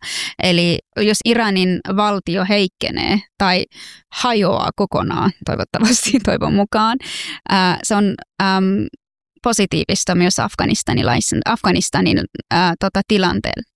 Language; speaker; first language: Finnish; non-native, fluent; Persian